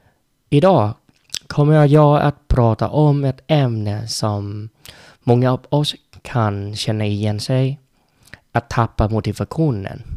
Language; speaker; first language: Swedish; non-native, learner; Vietnamese